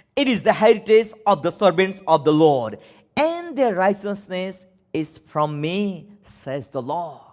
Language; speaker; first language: English; non-native, learner; Nepali